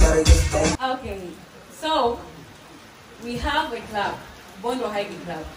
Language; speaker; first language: English; non-native, local second language; Swahili